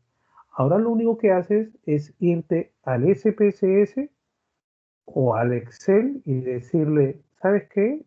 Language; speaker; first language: Spanish; native; Spanish